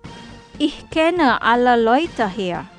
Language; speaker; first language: German; non-native, fluent; Indonesian